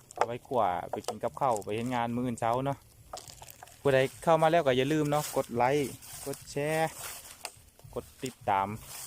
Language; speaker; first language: Thai; native; Thai